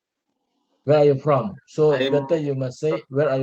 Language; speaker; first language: English; non-native, learner; Indonesian